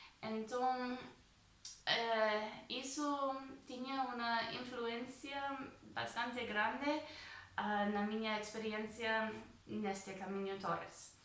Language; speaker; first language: Portuguese; non-native, fluent; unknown